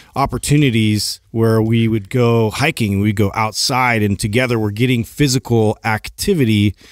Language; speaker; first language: English; native; English